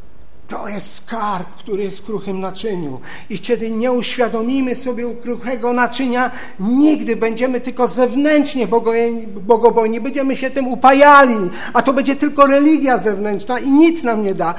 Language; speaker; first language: Polish; native; Polish